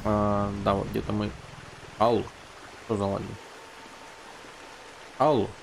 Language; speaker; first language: Russian; native; Russian